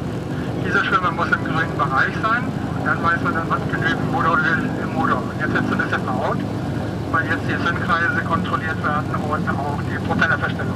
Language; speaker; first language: German; native; German